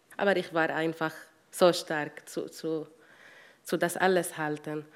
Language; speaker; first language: German; non-native, learner; Arabic